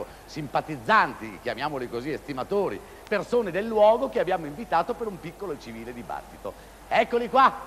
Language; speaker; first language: Italian; native; Italian